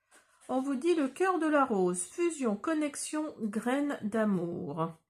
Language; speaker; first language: French; native; French